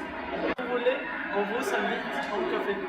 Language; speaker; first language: French; non-native, learner; Spanish